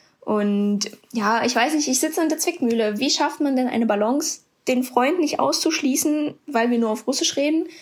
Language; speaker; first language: German; early bilingual, other home language; Russian